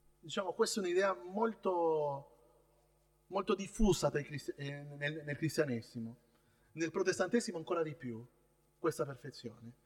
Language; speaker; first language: Italian; non-native, fluent; Spanish